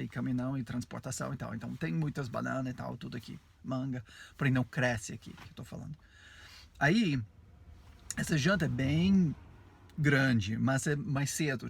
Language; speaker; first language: Portuguese; non-native, fluent; English